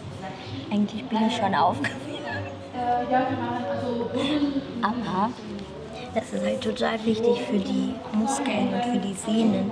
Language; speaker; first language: German; native; German